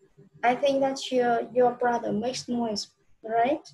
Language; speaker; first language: English; non-native, fluent; Vietnamese